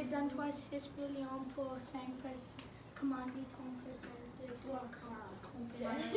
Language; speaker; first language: French; non-native, learner; English